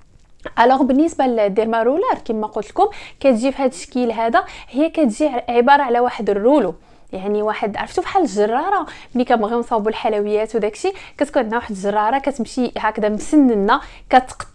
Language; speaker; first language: Arabic; native; Arabic